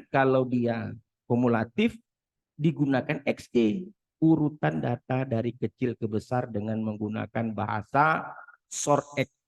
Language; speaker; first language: Indonesian; native; Indonesian